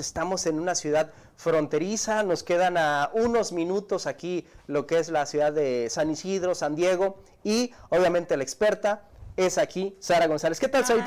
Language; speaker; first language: Spanish; native; Spanish